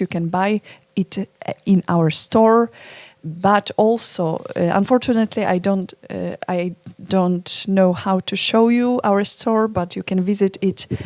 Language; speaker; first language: English; non-native, fluent; Polish